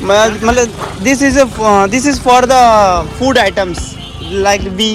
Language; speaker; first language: English; non-native, local second language; Hindi